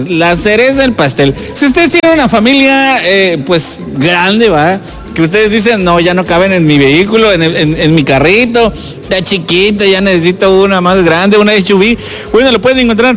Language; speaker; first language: Spanish; native; Spanish